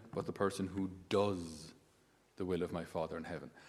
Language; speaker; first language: English; native; English